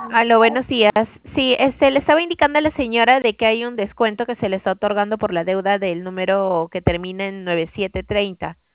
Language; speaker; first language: Spanish; native; Spanish